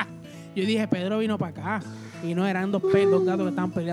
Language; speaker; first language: Spanish; native; Spanish